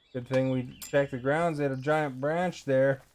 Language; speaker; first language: English; native; English